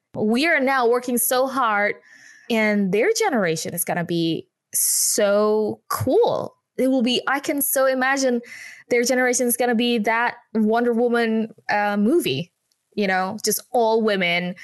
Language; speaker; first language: English; non-native, fluent; Indonesian